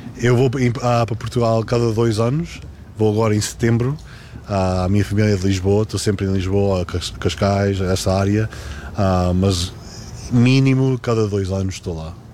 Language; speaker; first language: Portuguese; early bilingual, heritage; Portuguese